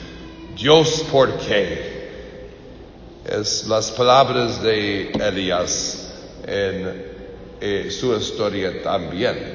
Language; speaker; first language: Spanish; non-native, learner; English